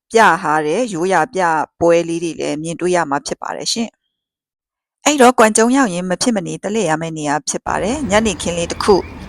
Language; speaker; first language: Burmese; non-native, local second language; Shan